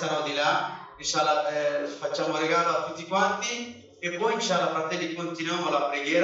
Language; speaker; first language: Italian; non-native, fluent; Bangla